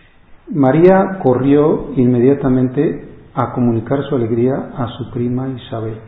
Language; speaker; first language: Spanish; native; Spanish